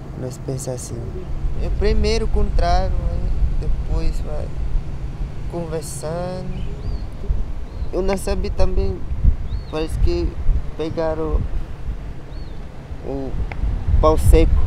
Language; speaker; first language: Portuguese; non-native, local second language; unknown